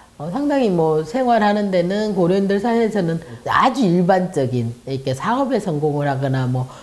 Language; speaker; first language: Korean; native; Korean